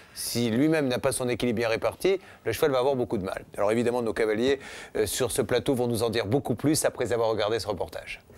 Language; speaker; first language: French; native; French